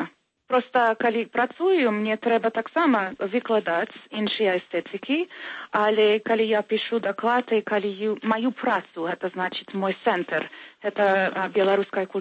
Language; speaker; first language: Belarusian; early bilingual, heritage; Belarusian